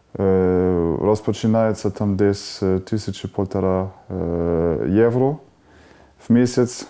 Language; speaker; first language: Ukrainian; non-native, learner; German